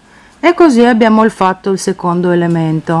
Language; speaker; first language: Italian; non-native, fluent; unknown